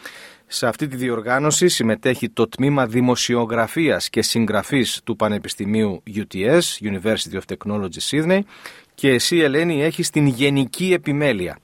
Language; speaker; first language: Greek; native; Greek